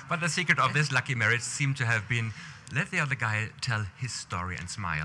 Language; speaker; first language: English; non-native, fluent; German